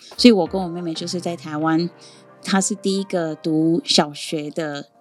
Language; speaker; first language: Chinese; non-native, fluent; Sindhi